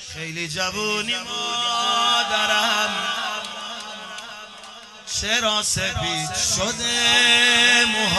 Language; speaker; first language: Persian; native; Persian